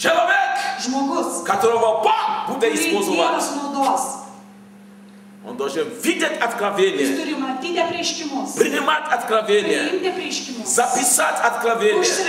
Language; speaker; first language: Russian; non-native, fluent; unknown